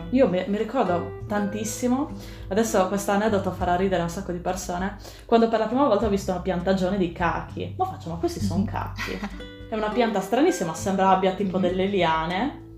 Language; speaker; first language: Italian; native; Italian